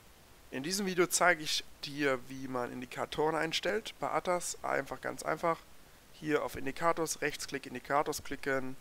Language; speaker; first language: German; native; German